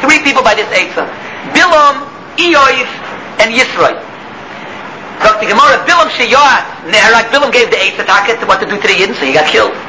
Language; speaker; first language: English; native; English